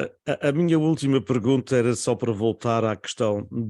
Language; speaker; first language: Portuguese; native; Portuguese